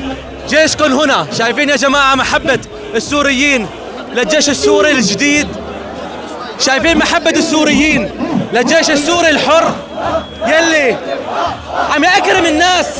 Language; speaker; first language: Arabic; native; Arabic